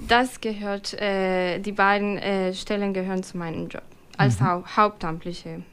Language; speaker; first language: German; non-native, fluent; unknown